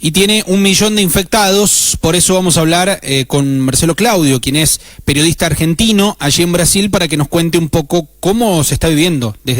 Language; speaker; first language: Spanish; native; Spanish